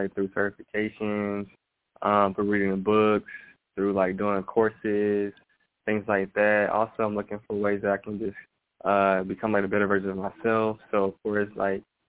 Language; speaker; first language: English; native; English